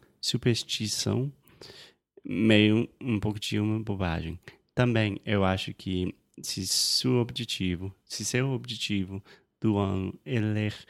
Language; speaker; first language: Portuguese; non-native, fluent; English